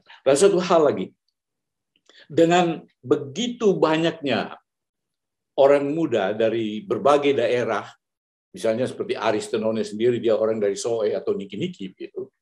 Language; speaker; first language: Malay; native; Malay